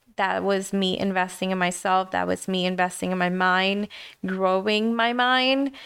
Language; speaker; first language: English; early bilingual, other home language; Spanish